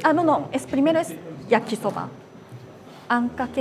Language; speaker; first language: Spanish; non-native, fluent; Japanese